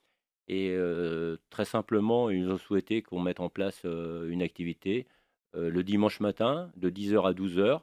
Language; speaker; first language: French; native; French